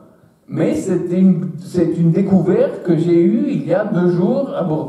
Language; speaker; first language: French; non-native, fluent; Italian